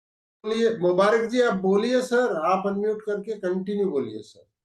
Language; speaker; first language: Hindi; native; Hindi